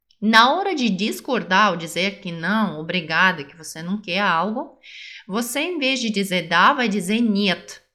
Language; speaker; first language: Portuguese; non-native, fluent; Russian